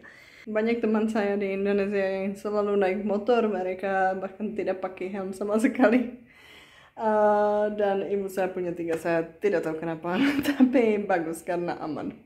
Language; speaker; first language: Indonesian; non-native, fluent; Czech